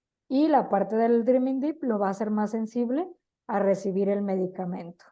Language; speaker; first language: Spanish; native; Spanish